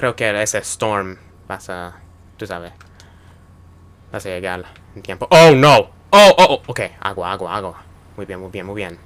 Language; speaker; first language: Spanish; early bilingual, heritage; Spanish